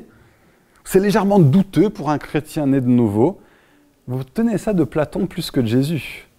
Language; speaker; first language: French; native; French